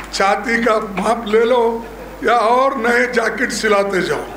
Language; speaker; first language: Hindi; non-native, local second language; Kannada